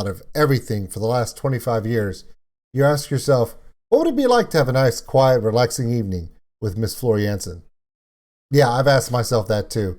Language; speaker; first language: English; native; English